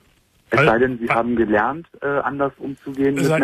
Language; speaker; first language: German; native; German